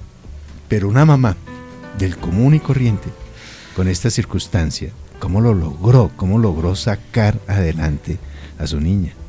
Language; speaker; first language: Spanish; native; Spanish